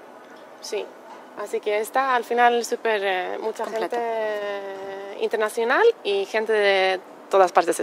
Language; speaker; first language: Spanish; non-native, fluent; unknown